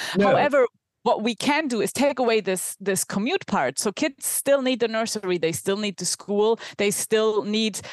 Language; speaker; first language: English; non-native, fluent; German